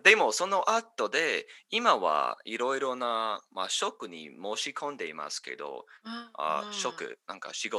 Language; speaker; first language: Japanese; non-native, learner; English